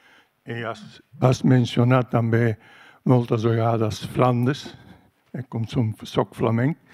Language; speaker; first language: Catalan; non-native, fluent; Dutch